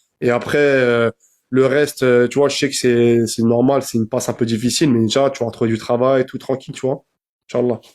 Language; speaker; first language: French; native; French